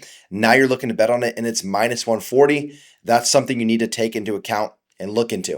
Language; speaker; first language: English; native; English